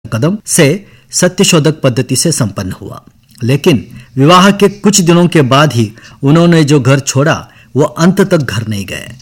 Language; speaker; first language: Hindi; non-native, local second language; Marathi